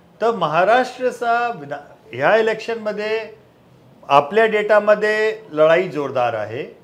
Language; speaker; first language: Marathi; early bilingual, heritage; Marathi